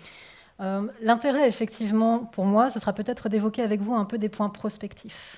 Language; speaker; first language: French; native; French